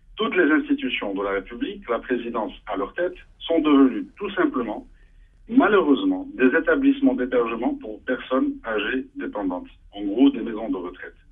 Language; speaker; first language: French; non-native, local second language; Arabic